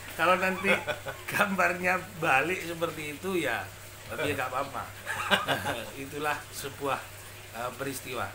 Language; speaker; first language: Indonesian; non-native, local second language; Javanese